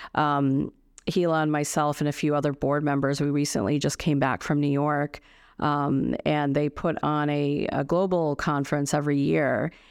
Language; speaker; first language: English; native; English